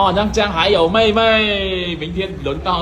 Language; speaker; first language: Chinese; non-native, fluent; Khmer